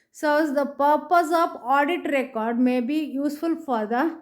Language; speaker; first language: English; non-native, local second language; Kannada